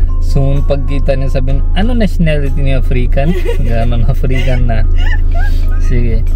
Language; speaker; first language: Filipino; non-native, learner; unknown